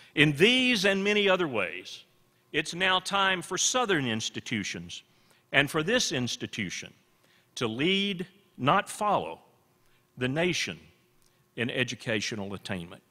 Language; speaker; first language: English; native; English